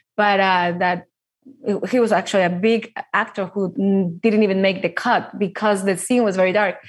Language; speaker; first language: English; non-native, fluent; Spanish